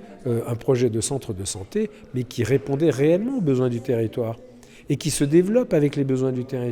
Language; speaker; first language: French; native; French